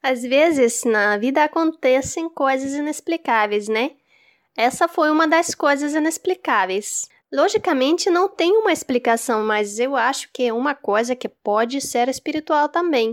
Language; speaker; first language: Portuguese; non-native, fluent; Russian